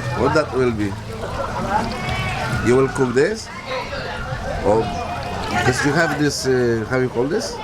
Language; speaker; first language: English; non-native, learner; Polish